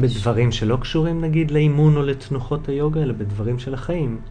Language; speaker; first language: Hebrew; native; Hebrew